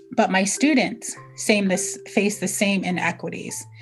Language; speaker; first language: English; early bilingual, other home language; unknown